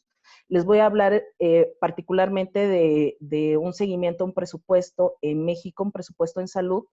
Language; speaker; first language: Spanish; native; Spanish